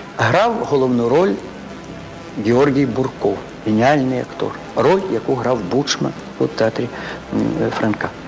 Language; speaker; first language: Ukrainian; native; Ukrainian